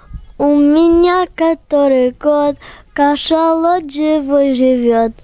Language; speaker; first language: Russian; early bilingual, heritage; English